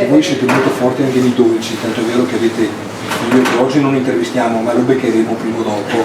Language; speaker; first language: Italian; native; Italian